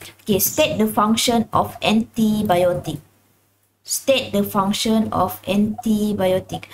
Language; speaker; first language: English; non-native, local second language; Malay